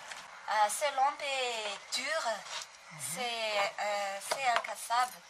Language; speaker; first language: French; non-native, local second language; Malagasy